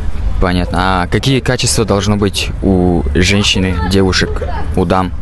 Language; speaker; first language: Russian; non-native, local second language; Kazakh